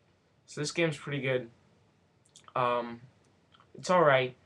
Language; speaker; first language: English; native; English